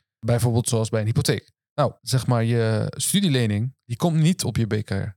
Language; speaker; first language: Dutch; early bilingual, other home language; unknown